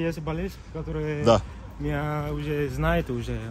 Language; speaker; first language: Russian; non-native, fluent; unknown